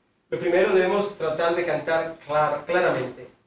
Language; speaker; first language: Spanish; native; Spanish